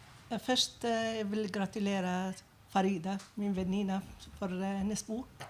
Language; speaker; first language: Norwegian; non-native, fluent; Arabic